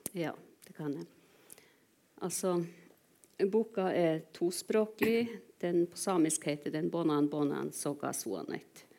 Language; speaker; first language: Norwegian; non-native, local second language; Northern Sami